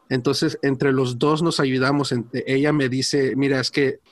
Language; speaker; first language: Spanish; early bilingual, heritage; Spanish